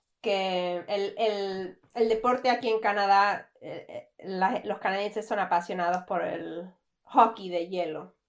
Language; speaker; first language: Spanish; early bilingual, heritage; English